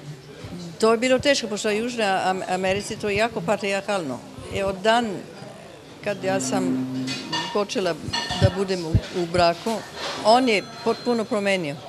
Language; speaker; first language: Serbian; early bilingual, heritage; Serbian